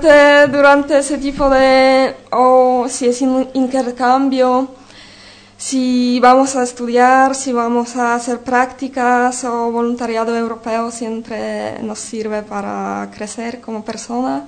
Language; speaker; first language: Spanish; non-native, fluent; Polish